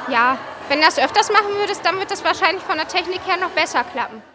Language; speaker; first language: German; native; German